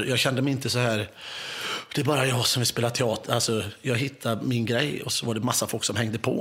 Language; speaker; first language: Swedish; native; Swedish